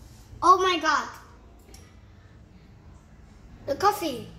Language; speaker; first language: English; non-native, learner; Vietnamese